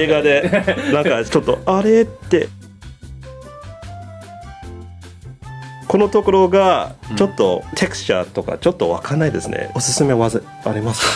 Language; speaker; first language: Japanese; non-native, learner; English